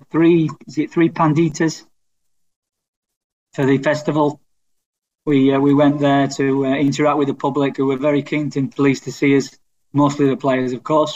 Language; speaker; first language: English; native; English